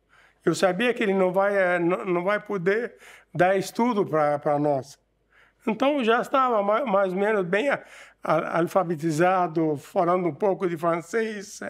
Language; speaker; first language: Portuguese; non-native, fluent; Arabic